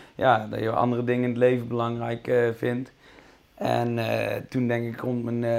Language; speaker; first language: Dutch; native; Dutch